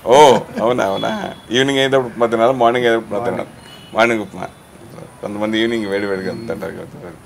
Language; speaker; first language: Telugu; native; Telugu